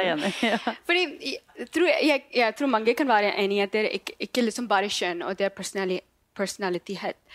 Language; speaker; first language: Norwegian; non-native, learner; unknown